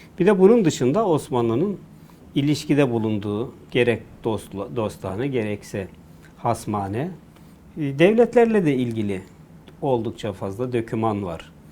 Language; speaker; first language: Turkish; native; Turkish